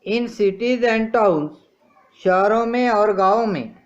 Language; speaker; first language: Hindi; non-native, local second language; Marathi